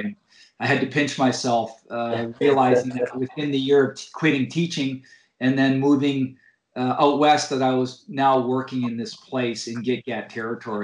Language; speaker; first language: English; native; English